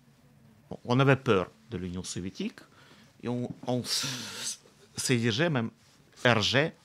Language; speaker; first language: French; non-native, fluent; Russian